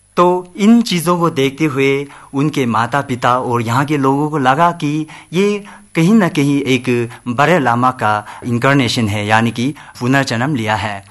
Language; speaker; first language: Hindi; non-native, local second language; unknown